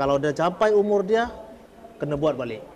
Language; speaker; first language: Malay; early bilingual, heritage; Indonesian